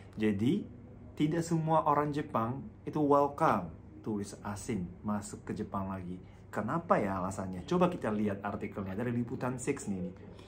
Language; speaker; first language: Indonesian; non-native, fluent; Japanese